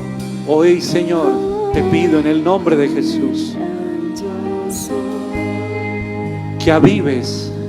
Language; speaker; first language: Spanish; native; Spanish